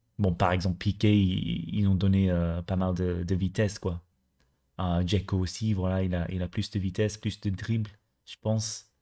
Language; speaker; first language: French; native; French